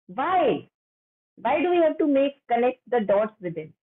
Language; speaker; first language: English; non-native, local second language; Hindi